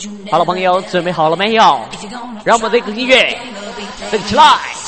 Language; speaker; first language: Chinese; native; Chinese